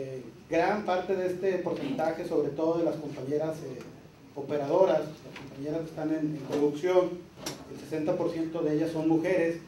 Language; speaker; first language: Spanish; native; Spanish